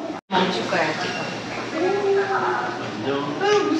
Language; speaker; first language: Korean; non-native, learner; French